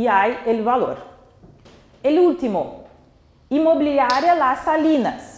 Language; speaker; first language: Spanish; non-native, fluent; Portuguese